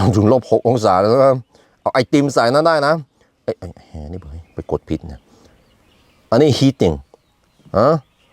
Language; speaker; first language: Thai; non-native, fluent; Norwegian